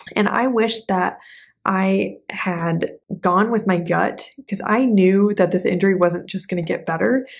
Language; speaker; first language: English; native; English